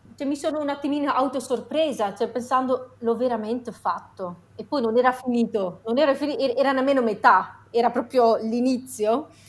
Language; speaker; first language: Italian; non-native, fluent; Dutch